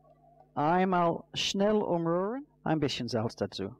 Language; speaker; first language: German; non-native, fluent; English